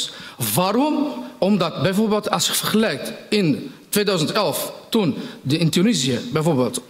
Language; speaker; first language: Dutch; non-native, fluent; Riffian